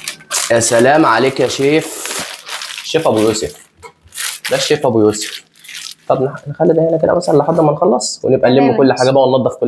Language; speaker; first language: Arabic; native; Arabic